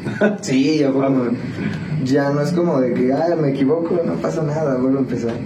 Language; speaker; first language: Spanish; native; Spanish